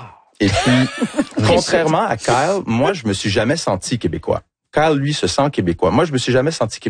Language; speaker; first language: French; early bilingual, other home language; English